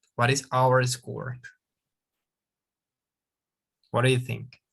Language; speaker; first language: English; non-native, fluent; Spanish